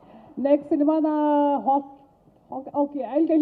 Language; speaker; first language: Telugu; non-native, learner; Hindi